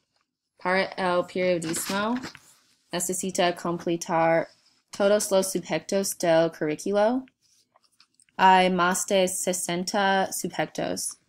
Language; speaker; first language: Spanish; non-native, learner; English